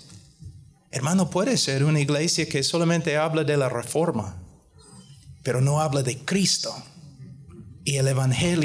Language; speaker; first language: Spanish; non-native, fluent; English